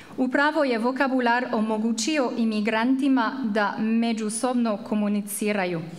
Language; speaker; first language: Croatian; non-native, fluent; French